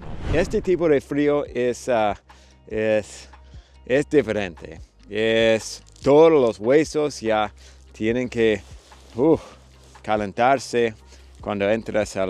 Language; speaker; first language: Spanish; non-native, fluent; English